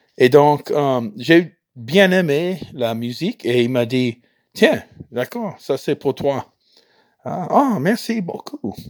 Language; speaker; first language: French; non-native, fluent; English